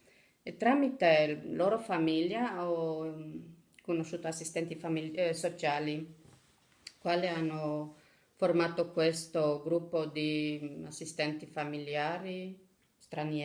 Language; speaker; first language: Italian; non-native, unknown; Romanian